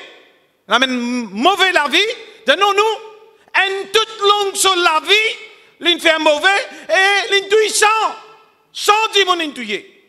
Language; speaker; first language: French; non-native, local second language; Morisyen